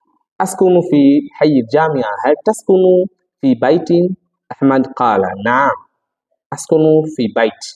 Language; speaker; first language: Arabic; non-native, fluent; Swahili